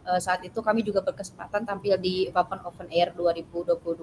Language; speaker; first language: Indonesian; native; Indonesian